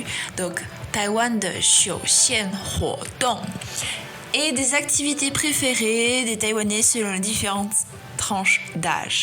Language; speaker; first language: French; non-native, fluent; Chinese